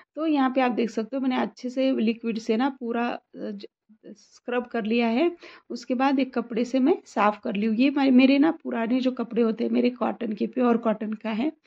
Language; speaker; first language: Hindi; non-native, local second language; Marathi